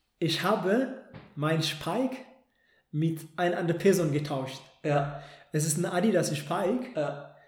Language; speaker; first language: German; non-native, fluent; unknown